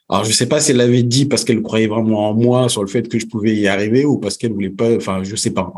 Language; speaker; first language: French; early bilingual, other home language; Fula